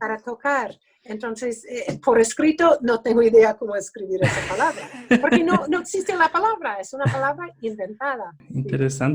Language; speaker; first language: Spanish; early bilingual, other home language; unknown